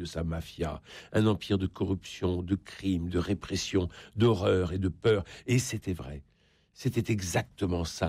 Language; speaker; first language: French; native; French